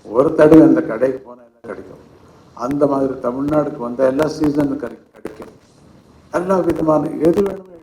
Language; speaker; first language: Tamil; non-native, fluent; Kannada